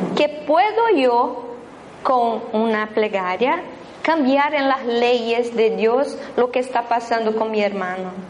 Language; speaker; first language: Spanish; non-native, fluent; Portuguese